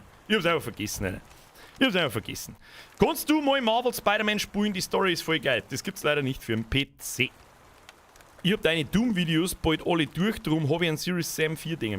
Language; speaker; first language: German; native; German